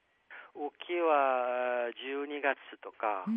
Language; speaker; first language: Japanese; non-native, fluent; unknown